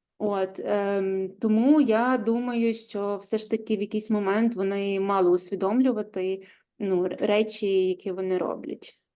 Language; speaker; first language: Ukrainian; native; Ukrainian